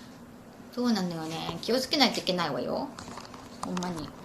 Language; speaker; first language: Japanese; native; Japanese